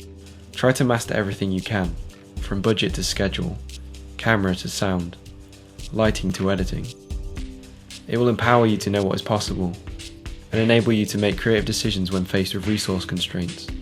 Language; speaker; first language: English; native; English